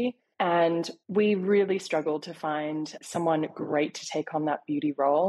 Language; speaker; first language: English; native; English